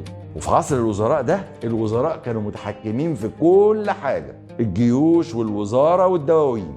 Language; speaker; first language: Arabic; native; Arabic